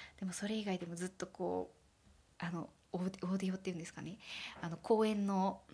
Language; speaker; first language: Japanese; native; Japanese